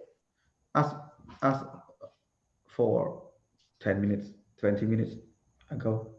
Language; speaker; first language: English; non-native, learner; Khmer